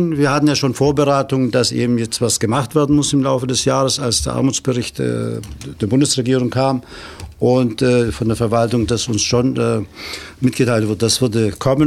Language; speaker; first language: German; native; German